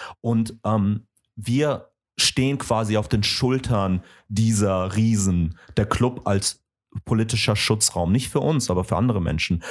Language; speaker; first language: German; early bilingual, other home language; Russian